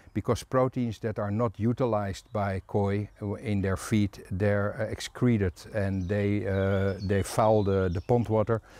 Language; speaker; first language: English; non-native, fluent; Dutch